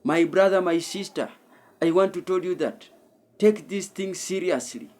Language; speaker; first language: English; non-native, local second language; Swahili